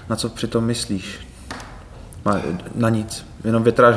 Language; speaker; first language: Czech; native; Czech